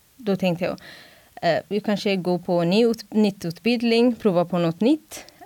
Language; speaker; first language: Swedish; non-native, fluent; Amharic